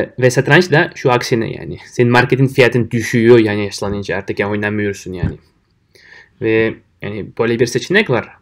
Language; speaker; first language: Turkish; non-native, fluent; Russian